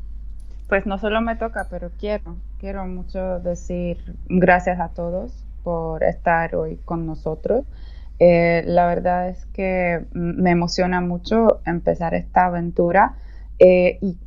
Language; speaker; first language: Spanish; non-native, fluent; Polish